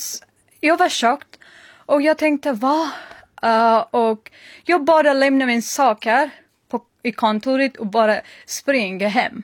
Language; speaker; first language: Swedish; non-native, learner; Persian